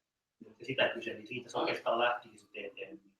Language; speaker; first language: Finnish; native; Finnish